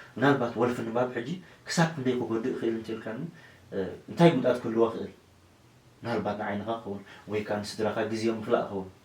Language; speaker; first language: Tigrinya; non-native, local second language; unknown